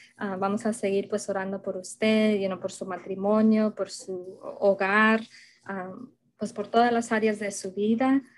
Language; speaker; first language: Spanish; early bilingual, heritage; Spanish